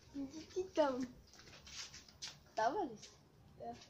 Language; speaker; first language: Bulgarian; native; Bulgarian